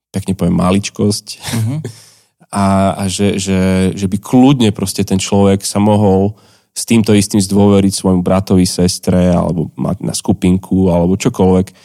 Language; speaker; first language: Slovak; native; Slovak